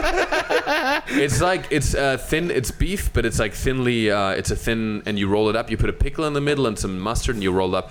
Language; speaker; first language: English; non-native, fluent; German